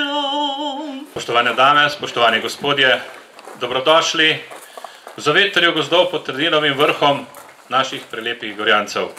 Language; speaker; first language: Slovenian; native; Slovenian